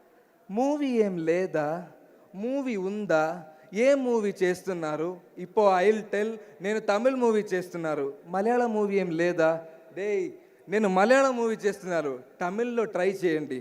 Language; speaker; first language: Telugu; non-native, learner; Malayalam